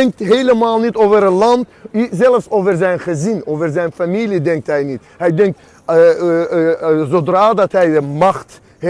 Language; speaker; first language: Dutch; non-native, fluent; Azerbaijani